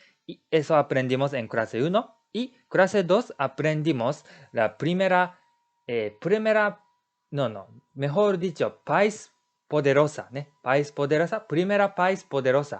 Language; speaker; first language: Spanish; non-native, learner; Japanese